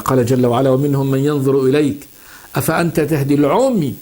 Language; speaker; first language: Arabic; native; Arabic